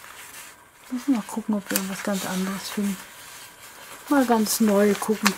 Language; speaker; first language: German; native; German